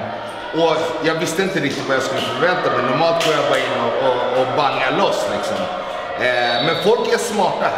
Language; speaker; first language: Swedish; native; Swedish